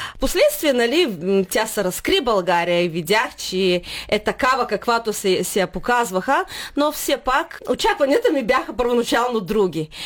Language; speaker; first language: Bulgarian; early bilingual, heritage; Bulgarian